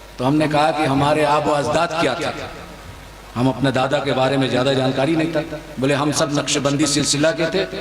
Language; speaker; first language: Hindi; non-native, fluent; Chinese